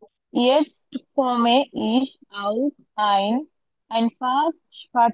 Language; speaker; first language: German; non-native, learner; Bangla